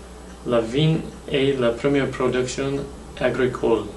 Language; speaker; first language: French; non-native, learner; English